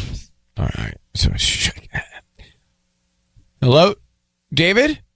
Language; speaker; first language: English; native; English